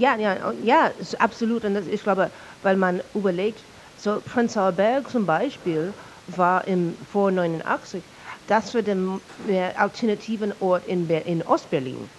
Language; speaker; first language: German; non-native, fluent; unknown